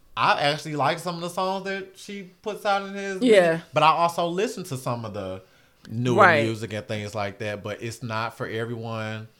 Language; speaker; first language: English; native; English